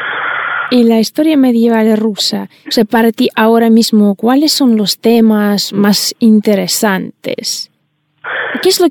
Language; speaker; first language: Spanish; non-native, fluent; Russian